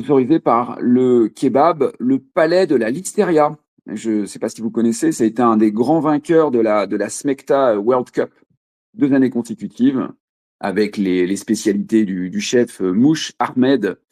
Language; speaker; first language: French; native; French